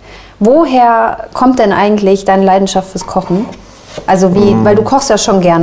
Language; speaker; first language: German; native; German